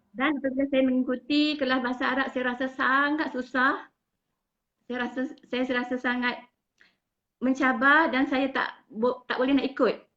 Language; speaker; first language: Malay; native; Malay